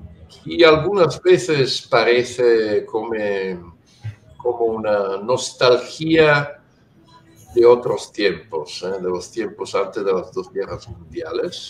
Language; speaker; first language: Spanish; non-native, fluent; Italian